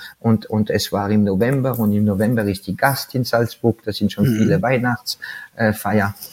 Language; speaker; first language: German; non-native, fluent; French